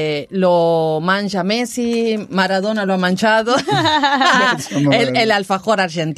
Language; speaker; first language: Italian; non-native, learner; Spanish